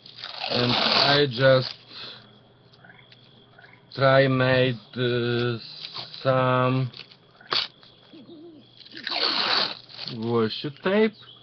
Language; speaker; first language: English; non-native, learner; Ukrainian